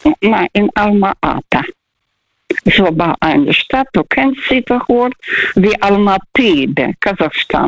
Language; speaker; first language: German; non-native, fluent; Russian